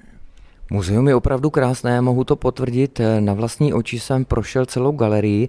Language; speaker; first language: Czech; native; Czech